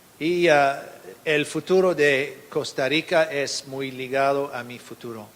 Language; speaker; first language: Spanish; non-native, fluent; English